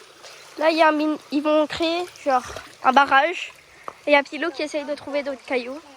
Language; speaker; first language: French; early bilingual, heritage; French